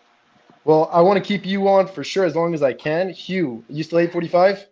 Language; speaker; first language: English; native; English